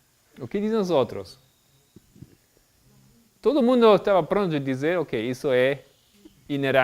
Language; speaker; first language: Portuguese; non-native, fluent; German